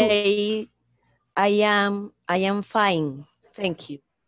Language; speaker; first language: English; non-native, learner; Spanish